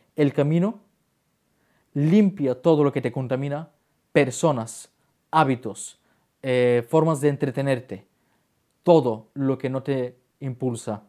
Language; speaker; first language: Spanish; non-native, fluent; Bulgarian